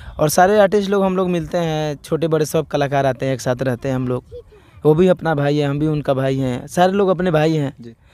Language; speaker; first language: Hindi; native; Hindi